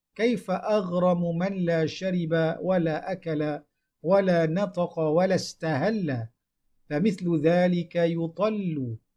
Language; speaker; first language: Arabic; non-native, fluent; Malay